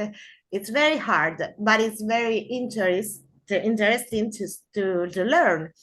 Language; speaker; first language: English; non-native, learner; Spanish